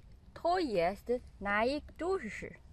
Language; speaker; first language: Polish; non-native, learner; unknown